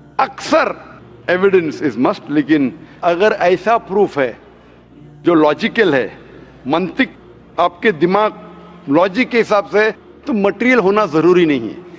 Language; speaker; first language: Hindi; non-native, local second language; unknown